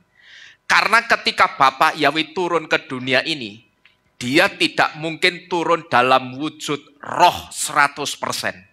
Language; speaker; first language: Indonesian; native; Indonesian